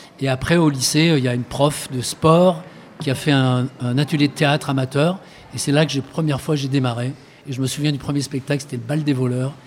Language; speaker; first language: French; early bilingual, other home language; Arabic